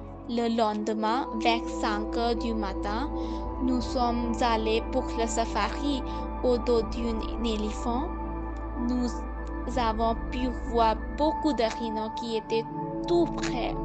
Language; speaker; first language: French; non-native, learner; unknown